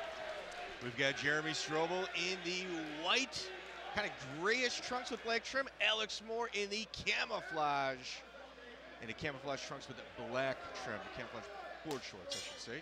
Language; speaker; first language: English; native; English